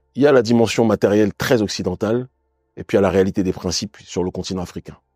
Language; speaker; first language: French; native; French